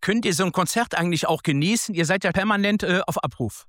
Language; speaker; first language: German; native; German